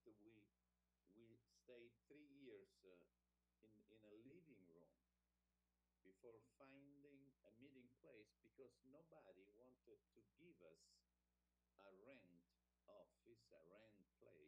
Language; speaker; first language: English; non-native, fluent; Italian